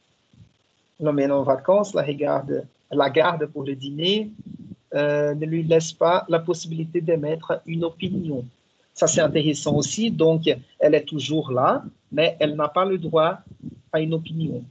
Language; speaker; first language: French; non-native, fluent; Portuguese